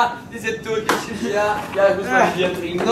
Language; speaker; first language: German; non-native, learner; Portuguese